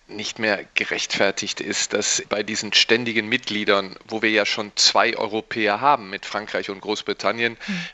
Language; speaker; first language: German; native; German